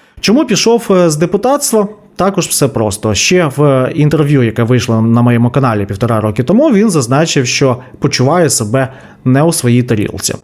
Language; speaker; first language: Ukrainian; native; Ukrainian